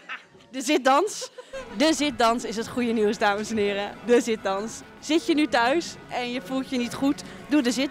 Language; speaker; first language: Dutch; native; Dutch